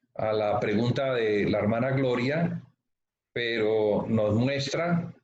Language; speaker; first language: Spanish; native; Spanish